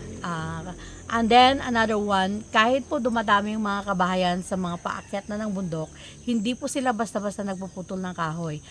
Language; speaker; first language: Filipino; non-native, local second language; Iloko